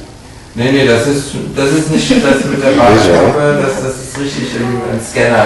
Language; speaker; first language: German; native; German